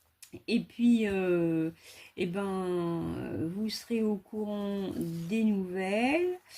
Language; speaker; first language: French; native; French